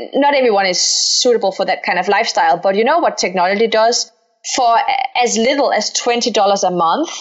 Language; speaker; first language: English; non-native, fluent; Danish